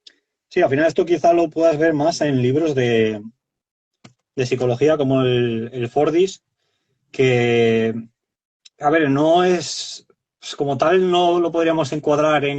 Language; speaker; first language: Spanish; native; Spanish